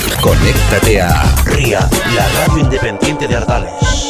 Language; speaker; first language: Spanish; native; Spanish